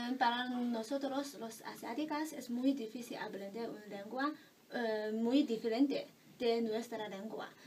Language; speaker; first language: Spanish; non-native, learner; Chinese